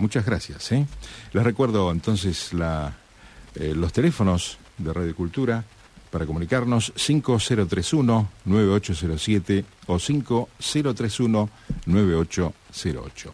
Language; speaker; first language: Spanish; native; Spanish